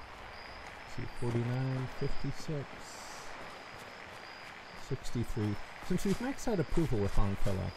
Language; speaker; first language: English; native; English